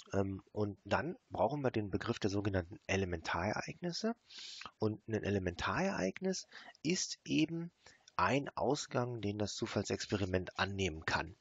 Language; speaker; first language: German; native; German